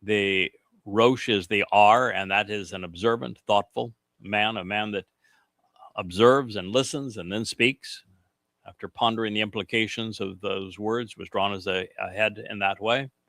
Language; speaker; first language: English; native; English